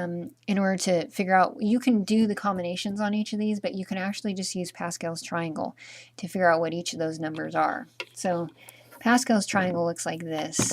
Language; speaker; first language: English; native; English